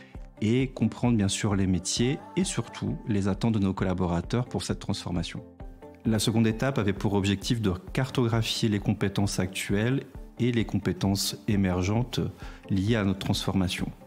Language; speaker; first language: French; native; French